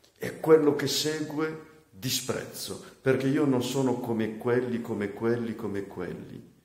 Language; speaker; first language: Italian; non-native, fluent; Malagasy